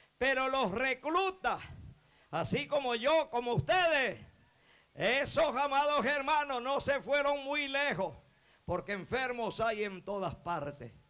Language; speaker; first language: Spanish; native; Spanish